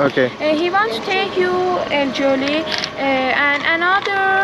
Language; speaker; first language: English; non-native, learner; Azerbaijani